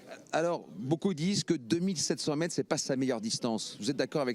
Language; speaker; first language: French; native; French